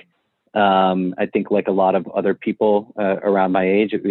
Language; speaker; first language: English; native; English